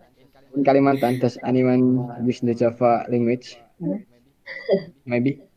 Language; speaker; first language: English; non-native, learner; Indonesian